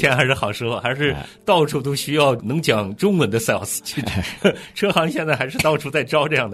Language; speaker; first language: Chinese; native; Chinese